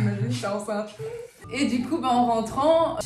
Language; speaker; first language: French; native; French